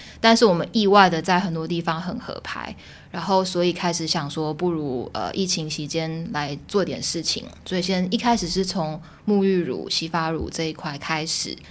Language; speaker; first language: Chinese; early bilingual, heritage; Chinese